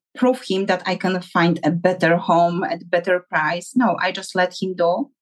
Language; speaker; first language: English; non-native, fluent; Polish